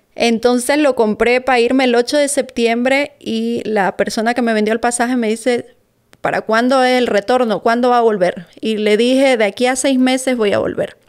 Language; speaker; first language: Spanish; native; Spanish